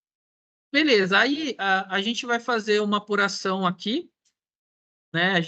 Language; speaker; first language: Portuguese; native; Portuguese